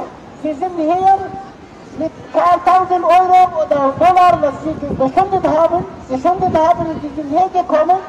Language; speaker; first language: German; non-native, learner; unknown